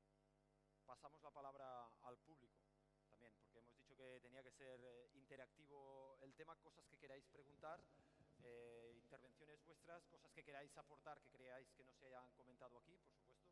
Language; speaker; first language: Spanish; native; Spanish